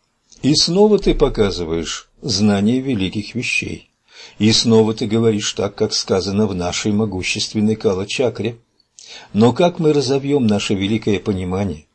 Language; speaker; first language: Russian; native; Russian